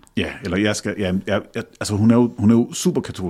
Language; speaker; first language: Danish; native; Danish